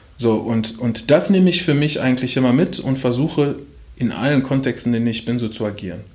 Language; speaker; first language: German; early bilingual, other home language; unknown